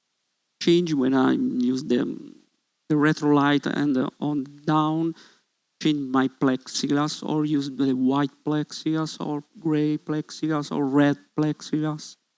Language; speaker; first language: English; non-native, learner; Italian